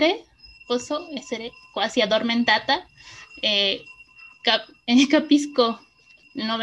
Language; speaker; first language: Italian; non-native, fluent; Spanish